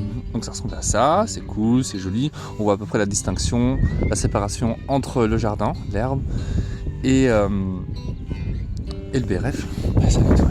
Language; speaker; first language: French; native; French